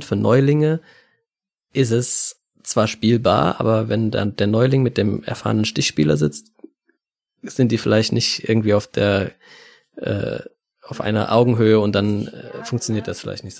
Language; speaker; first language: German; native; German